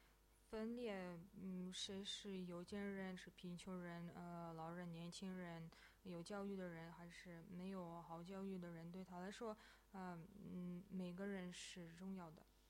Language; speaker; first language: Chinese; non-native, fluent; Russian